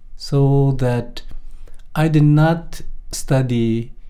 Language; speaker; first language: English; non-native, fluent; Japanese